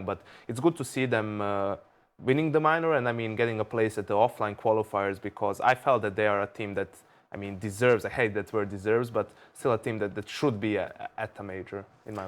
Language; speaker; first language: English; non-native, fluent; Danish